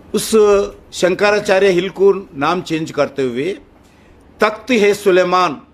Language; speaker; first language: Hindi; non-native, local second language; Telugu